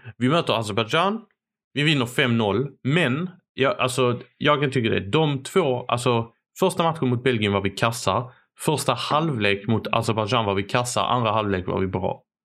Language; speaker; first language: Swedish; early bilingual, other home language; Arabic